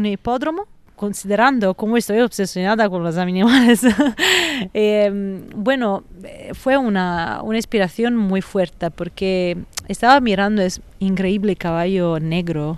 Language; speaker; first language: Spanish; non-native, fluent; Italian